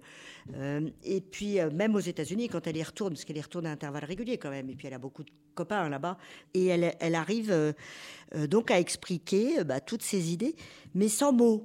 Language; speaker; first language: French; native; French